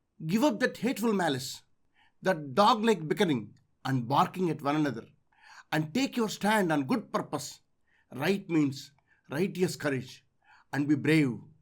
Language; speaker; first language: English; non-native, local second language; Telugu